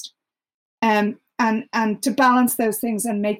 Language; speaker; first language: English; native; English